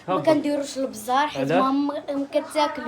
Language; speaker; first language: Arabic; native; Arabic